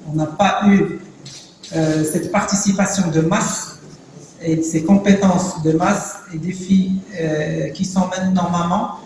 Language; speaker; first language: French; non-native, local second language; Arabic